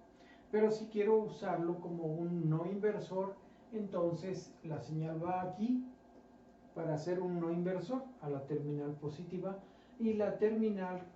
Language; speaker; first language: Spanish; native; Spanish